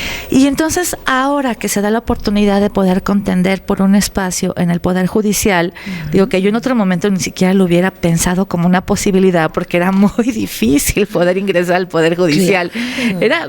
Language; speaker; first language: Spanish; native; Spanish